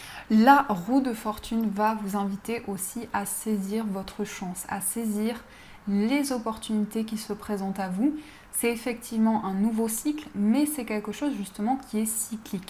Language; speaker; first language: French; native; French